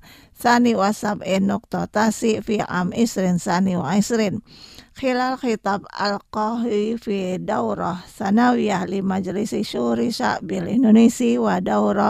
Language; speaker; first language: Arabic; non-native, fluent; Indonesian